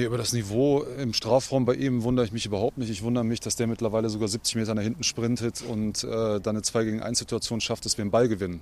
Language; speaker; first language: German; native; German